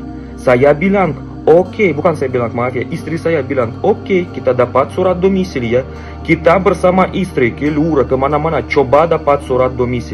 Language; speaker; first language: Indonesian; non-native, fluent; Russian